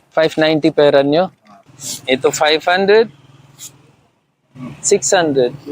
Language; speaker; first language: Filipino; non-native, learner; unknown